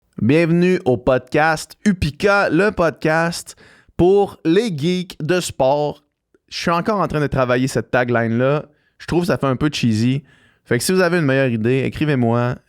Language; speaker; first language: French; native; French